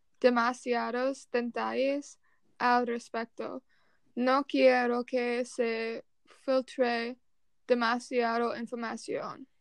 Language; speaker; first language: Spanish; non-native, learner; English